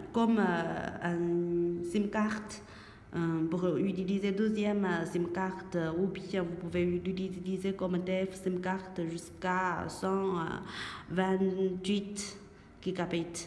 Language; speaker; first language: French; non-native, learner; Chinese